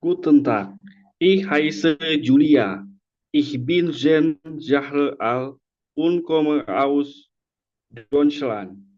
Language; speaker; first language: German; non-native, learner; Indonesian